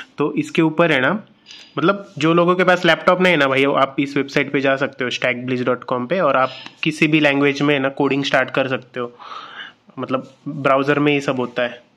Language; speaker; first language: Hindi; non-native, local second language; Marathi